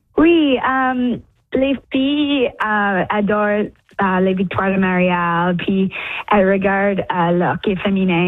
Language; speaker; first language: French; non-native, local second language; English